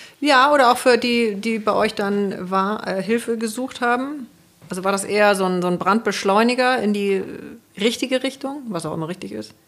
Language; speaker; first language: German; native; German